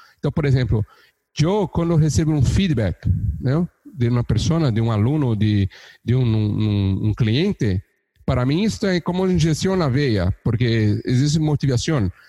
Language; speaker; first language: Portuguese; native; Portuguese